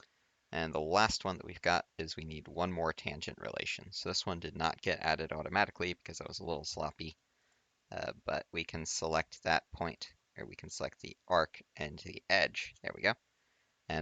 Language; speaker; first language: English; native; English